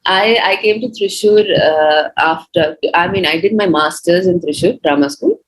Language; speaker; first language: English; non-native, local second language; Malayalam